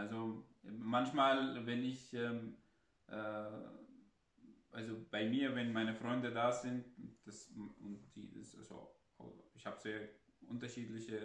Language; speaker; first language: German; non-native, fluent; Arabic